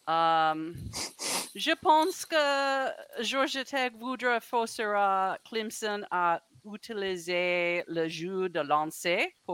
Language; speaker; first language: French; non-native, learner; English